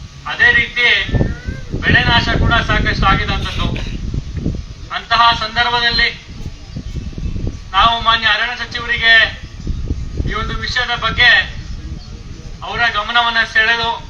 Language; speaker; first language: Kannada; native; Kannada